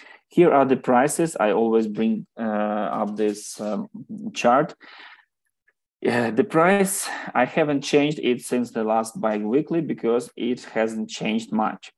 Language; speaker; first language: English; non-native, fluent; Ukrainian